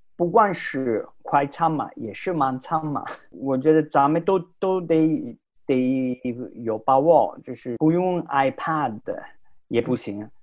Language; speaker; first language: Chinese; non-native, fluent; Italian